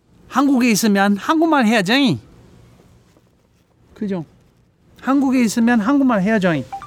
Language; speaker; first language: Korean; non-native, fluent; English